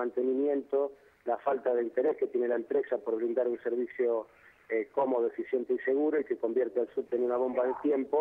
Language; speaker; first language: Spanish; native; Spanish